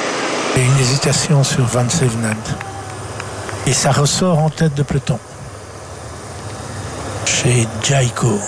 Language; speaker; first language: French; native; French